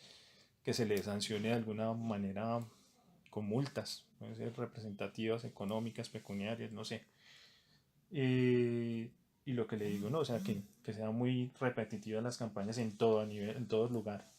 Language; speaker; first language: Spanish; native; Spanish